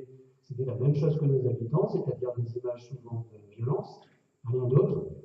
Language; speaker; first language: French; native; French